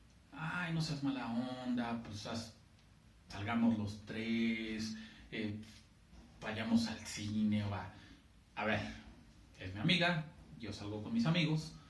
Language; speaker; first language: Spanish; native; Spanish